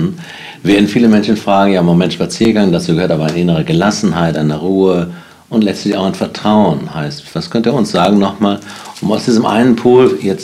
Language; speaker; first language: German; native; German